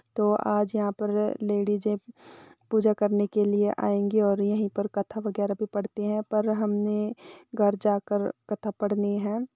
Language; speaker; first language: Hindi; native; Hindi